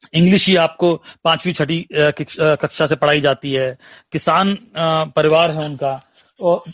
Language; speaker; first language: Hindi; native; Hindi